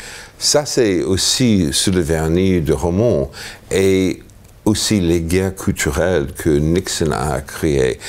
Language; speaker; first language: French; non-native, fluent; English